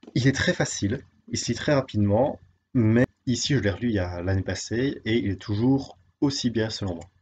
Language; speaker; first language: French; native; French